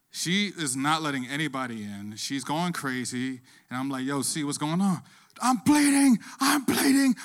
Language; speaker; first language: English; native; English